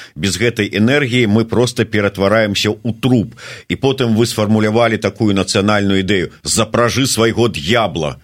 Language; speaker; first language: Belarusian; native; Belarusian